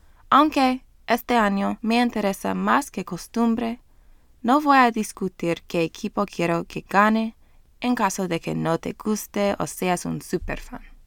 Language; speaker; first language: Spanish; non-native, fluent; English